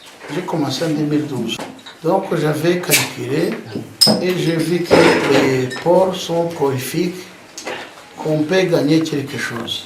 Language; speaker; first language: French; non-native, local second language; Kinyarwanda